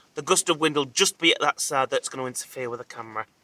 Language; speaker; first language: English; native; English